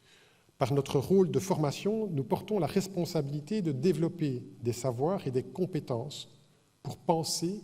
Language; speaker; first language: French; native; French